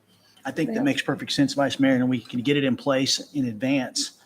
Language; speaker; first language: English; native; English